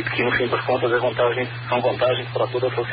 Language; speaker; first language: Portuguese; native; Portuguese